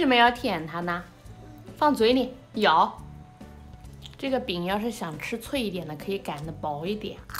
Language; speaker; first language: Chinese; native; Chinese